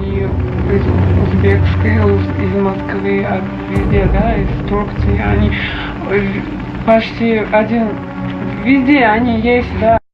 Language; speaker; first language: Russian; non-native, learner; Uzbek